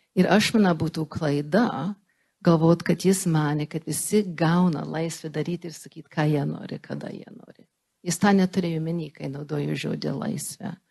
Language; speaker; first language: Lithuanian; early bilingual, heritage; Lithuanian